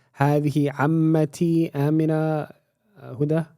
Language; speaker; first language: Arabic; non-native, fluent; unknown